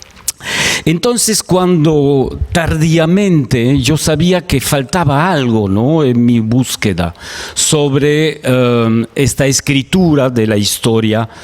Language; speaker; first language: Spanish; non-native, fluent; French